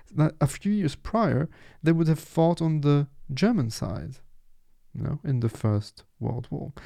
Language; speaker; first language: English; non-native, fluent; French